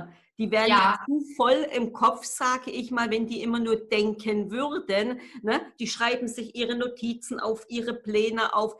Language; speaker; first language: German; native; German